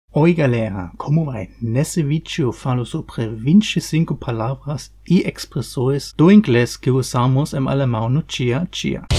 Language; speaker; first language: Portuguese; non-native, learner; German